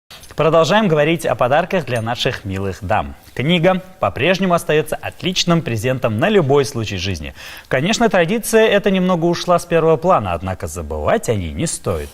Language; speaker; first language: Russian; native; Russian